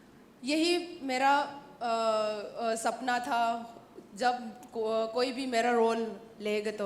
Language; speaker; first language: Hindi; non-native, local second language; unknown